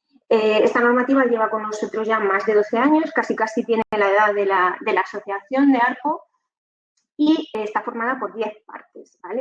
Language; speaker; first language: Spanish; native; Spanish